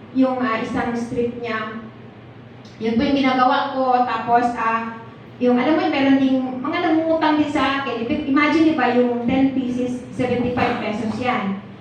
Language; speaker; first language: Filipino; non-native, local second language; Cebuano